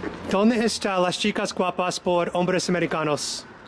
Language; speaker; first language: Spanish; non-native, learner; English